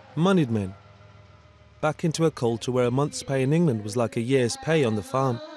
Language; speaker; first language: English; native; English